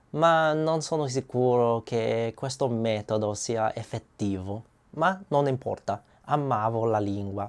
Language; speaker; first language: Italian; non-native, learner; English